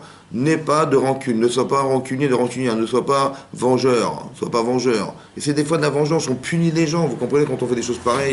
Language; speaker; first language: French; native; French